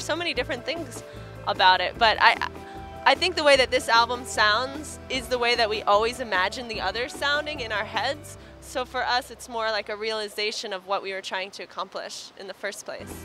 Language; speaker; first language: English; native; English